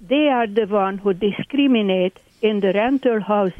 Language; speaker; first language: English; non-native, fluent; Hungarian